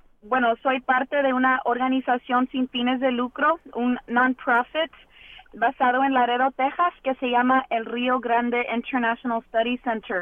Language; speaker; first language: Spanish; early bilingual, heritage; English